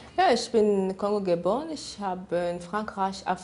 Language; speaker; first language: German; non-native, learner; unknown